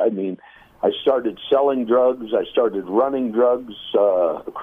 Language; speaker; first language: English; native; English